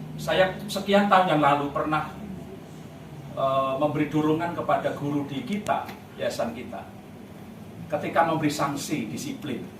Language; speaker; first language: Indonesian; native; Indonesian